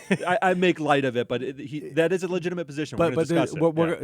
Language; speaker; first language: English; native; English